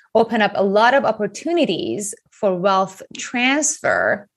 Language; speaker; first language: English; non-native, fluent; Persian